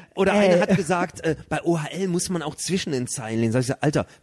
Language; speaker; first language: German; native; German